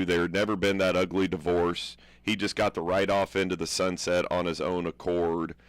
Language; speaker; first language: English; native; English